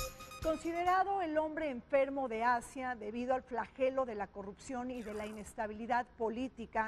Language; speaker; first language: Spanish; native; Spanish